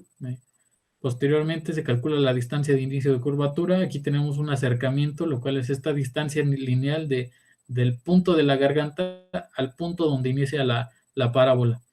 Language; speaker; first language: Spanish; native; Spanish